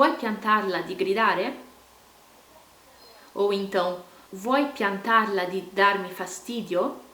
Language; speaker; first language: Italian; non-native, fluent; Portuguese